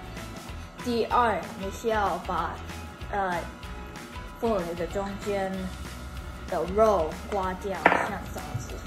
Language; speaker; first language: Chinese; early bilingual, heritage; Chinese